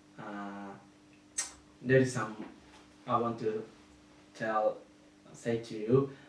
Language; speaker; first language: English; non-native, learner; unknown